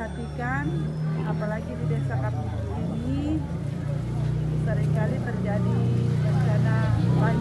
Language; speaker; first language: Indonesian; native; Indonesian